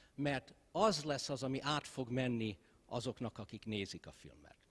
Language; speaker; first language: Hungarian; early bilingual, other home language; English